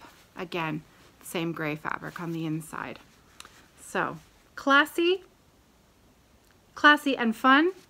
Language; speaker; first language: English; native; English